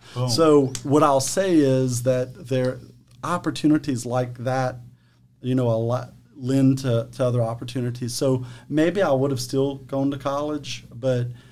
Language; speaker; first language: English; native; English